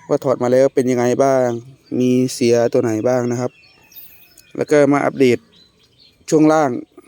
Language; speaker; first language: Thai; native; Thai